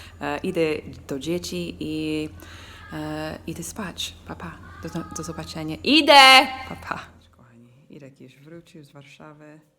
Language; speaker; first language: Polish; non-native, learner; English